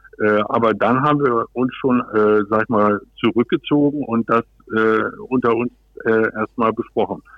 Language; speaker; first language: German; native; German